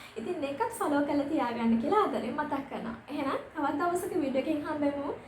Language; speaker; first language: Sinhala; native; Sinhala